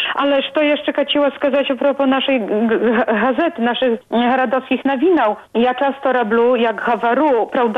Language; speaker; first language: Polish; non-native, local second language; Belarusian